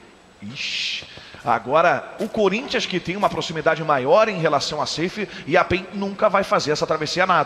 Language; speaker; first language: Portuguese; native; Portuguese